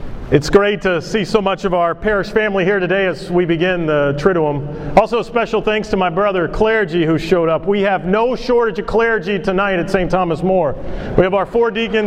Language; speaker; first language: English; native; English